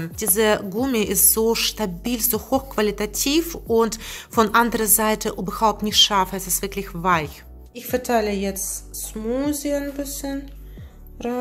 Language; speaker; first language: German; non-native, learner; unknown